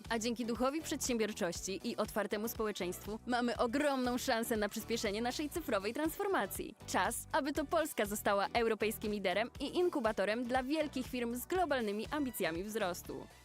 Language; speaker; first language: Polish; native; Polish